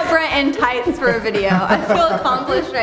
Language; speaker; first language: English; native; English